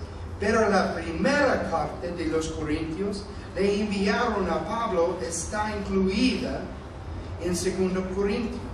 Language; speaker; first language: Spanish; non-native, fluent; English